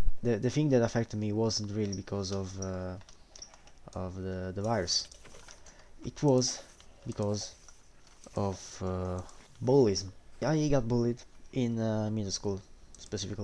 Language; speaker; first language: English; non-native, fluent; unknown